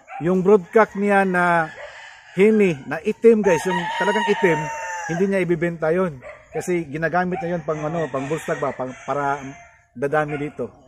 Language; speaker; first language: Filipino; non-native, local second language; Cebuano